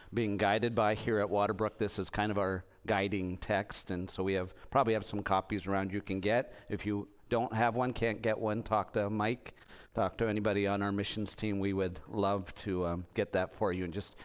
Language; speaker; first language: English; native; English